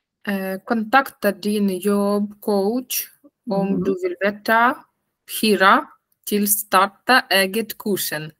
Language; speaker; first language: Swedish; non-native, learner; Russian